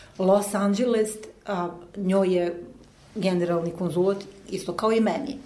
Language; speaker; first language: Serbian; native; Serbian